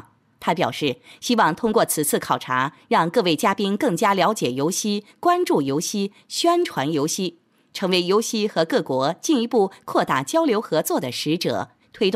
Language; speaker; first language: Chinese; native; Chinese